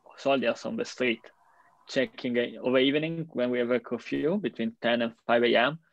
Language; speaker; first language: English; non-native, fluent; Italian